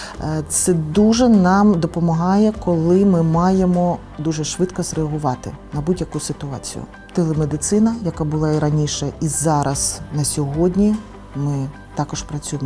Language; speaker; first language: Ukrainian; non-native, local second language; Russian